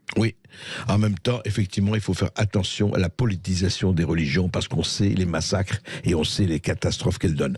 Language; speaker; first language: French; native; French